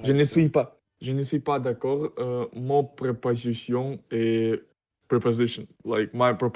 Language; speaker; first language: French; non-native, learner; Russian